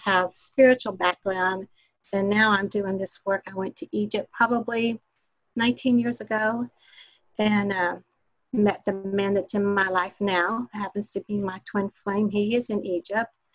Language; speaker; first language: English; native; English